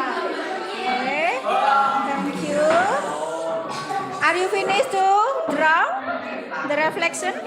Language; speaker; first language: English; non-native, learner; Indonesian